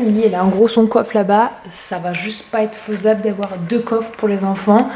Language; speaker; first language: French; native; French